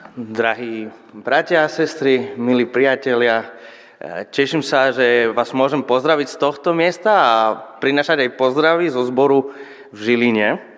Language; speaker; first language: Slovak; non-native, fluent; Spanish